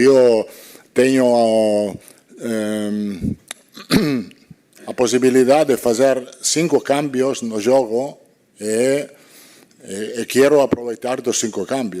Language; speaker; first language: Portuguese; non-native, fluent; Italian